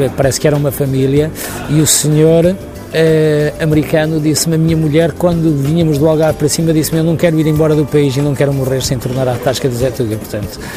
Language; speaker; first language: Portuguese; native; Portuguese